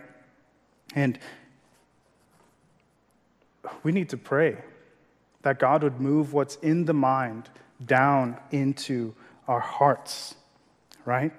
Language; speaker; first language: English; non-native, local second language; Yoruba